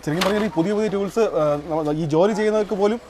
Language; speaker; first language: Malayalam; native; Malayalam